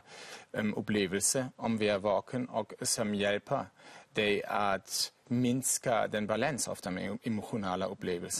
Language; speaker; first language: Swedish; non-native, fluent; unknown